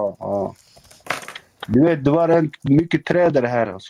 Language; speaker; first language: Swedish; non-native, local second language; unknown